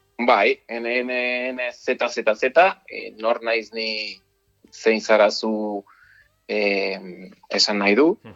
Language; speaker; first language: Basque; non-native, learner; Italian